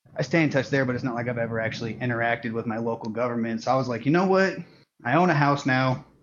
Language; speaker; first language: English; native; English